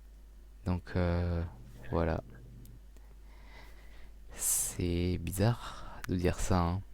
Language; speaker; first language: French; native; French